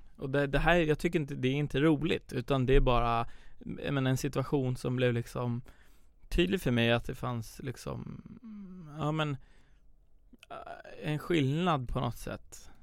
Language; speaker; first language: Swedish; early bilingual, other home language; Persian